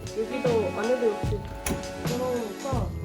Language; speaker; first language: Korean; non-native, fluent; Japanese